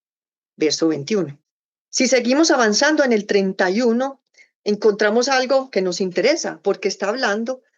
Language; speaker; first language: Spanish; native; Spanish